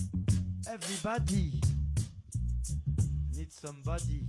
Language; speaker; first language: English; non-native, learner; French